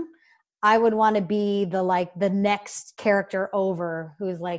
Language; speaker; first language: English; native; English